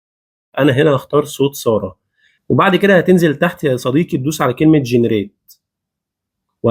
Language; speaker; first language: Arabic; native; Arabic